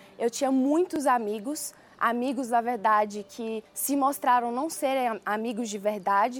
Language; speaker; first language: Portuguese; early bilingual, other home language; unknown